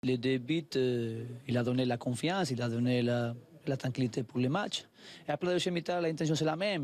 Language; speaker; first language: French; non-native, learner; Spanish